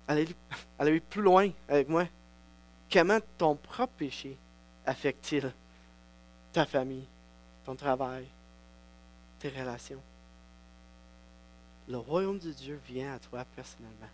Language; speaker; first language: French; non-native, local second language; English